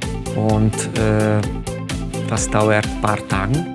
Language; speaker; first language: German; non-native, fluent; Hungarian